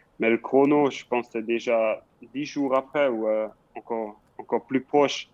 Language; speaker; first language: French; non-native, local second language; Swiss German